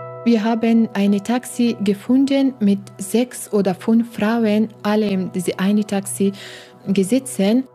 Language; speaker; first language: German; non-native, learner; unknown